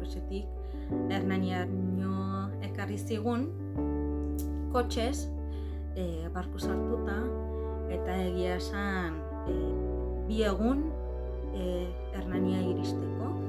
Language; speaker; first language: Basque; non-native, fluent; Arabic